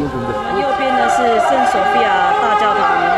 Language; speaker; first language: Chinese; native; Chinese